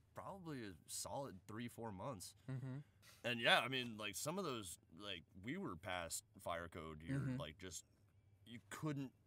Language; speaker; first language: English; native; English